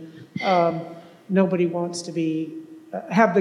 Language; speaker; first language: English; native; English